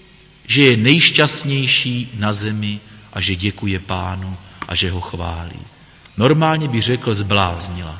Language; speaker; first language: Czech; native; Czech